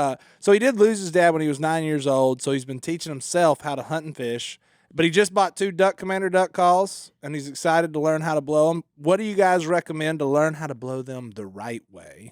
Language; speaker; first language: English; native; English